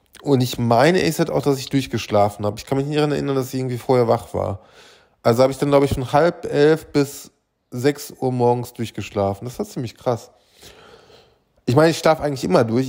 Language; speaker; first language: German; native; German